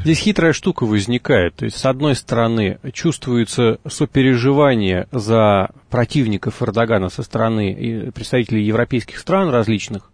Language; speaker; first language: Russian; native; Russian